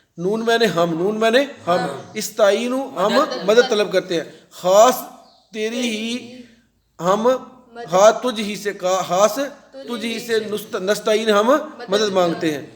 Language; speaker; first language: Urdu; non-native, local second language; Punjabi